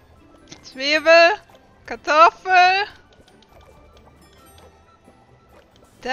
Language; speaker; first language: German; native; German